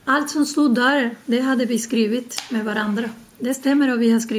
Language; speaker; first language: Swedish; non-native, learner; Spanish